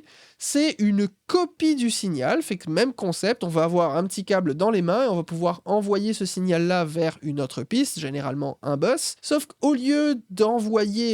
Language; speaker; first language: French; native; French